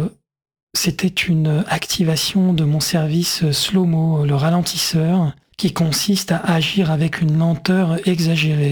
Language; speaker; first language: French; native; French